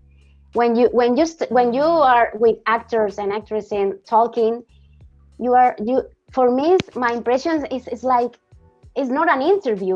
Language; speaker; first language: English; non-native, learner; Spanish